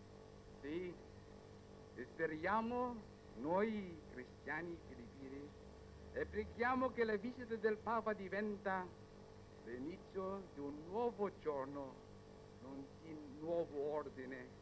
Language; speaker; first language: Italian; non-native, fluent; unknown